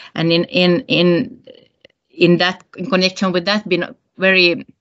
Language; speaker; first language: English; non-native, fluent; Finnish